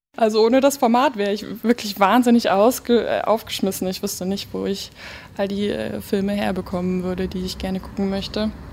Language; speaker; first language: German; native; German